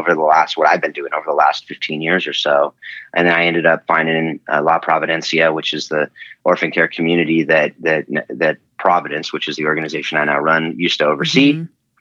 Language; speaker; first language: English; native; English